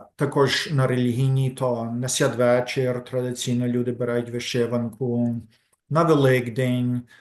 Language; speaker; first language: Ukrainian; early bilingual, heritage; Ukrainian